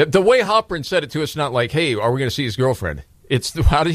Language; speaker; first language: English; native; English